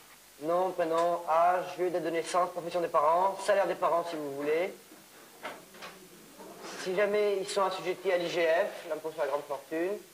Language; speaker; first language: French; native; French